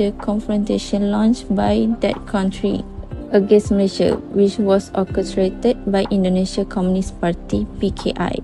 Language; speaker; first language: English; non-native, local second language; Malay